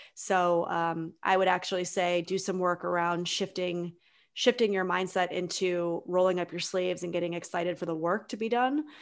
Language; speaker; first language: English; native; English